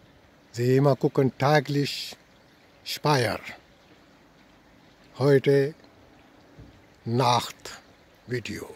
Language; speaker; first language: German; non-native, learner; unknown